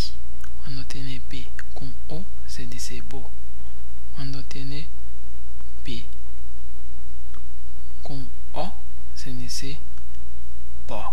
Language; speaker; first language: Spanish; non-native, fluent; Haitian Creole